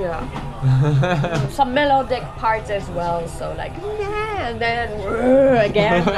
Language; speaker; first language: English; non-native, fluent; German